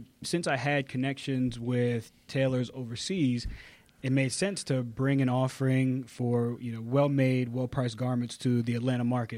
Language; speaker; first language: English; native; English